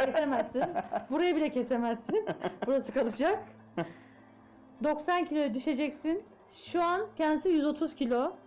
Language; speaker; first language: Turkish; native; Turkish